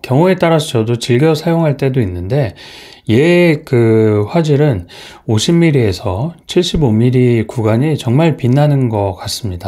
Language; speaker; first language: Korean; native; Korean